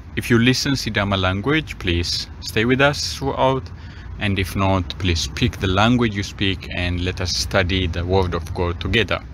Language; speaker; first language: English; non-native, local second language; Sidamo